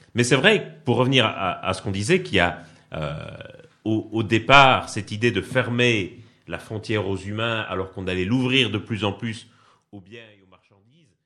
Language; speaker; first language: French; native; French